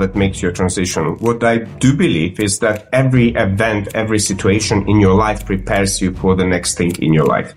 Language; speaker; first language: English; non-native, fluent; Macedonian